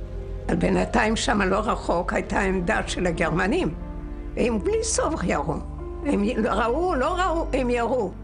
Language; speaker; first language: Hebrew; non-native, fluent; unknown